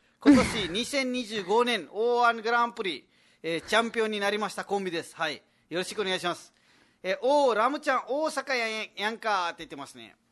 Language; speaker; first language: Japanese; non-native, fluent; Nepali